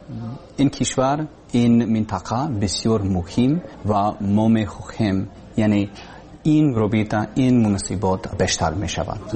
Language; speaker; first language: Persian; non-native, learner; English